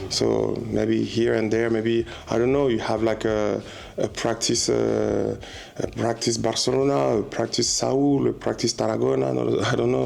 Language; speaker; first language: English; non-native, fluent; French